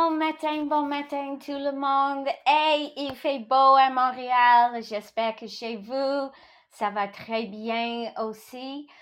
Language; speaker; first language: French; non-native, local second language; English